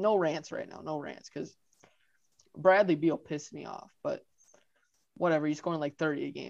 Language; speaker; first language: English; native; English